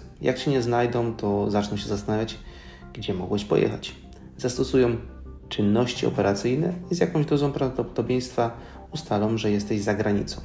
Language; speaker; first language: Polish; native; Polish